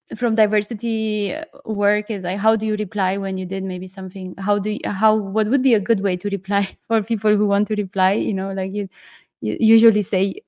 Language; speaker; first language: English; non-native, fluent; Romanian